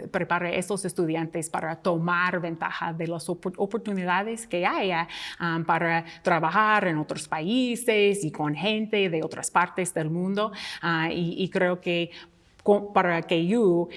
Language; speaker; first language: Spanish; non-native, fluent; English